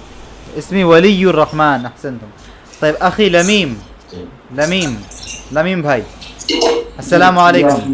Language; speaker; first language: Arabic; non-native, fluent; Bangla